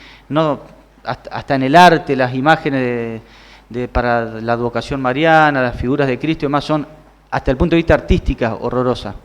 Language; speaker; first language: Spanish; native; Spanish